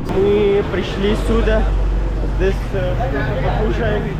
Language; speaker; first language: Russian; non-native, learner; Pashto